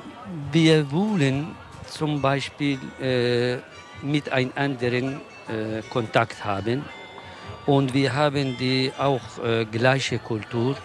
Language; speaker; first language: German; non-native, learner; Kurdish